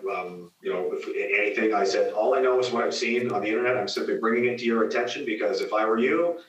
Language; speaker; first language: English; native; English